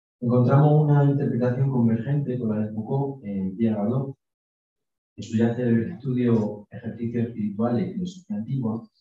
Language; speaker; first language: Spanish; native; Spanish